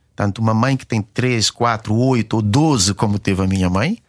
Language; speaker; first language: Portuguese; non-native, local second language; Kabuverdianu